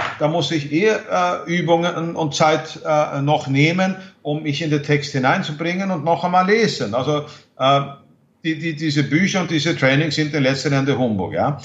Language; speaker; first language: German; non-native, fluent; Swedish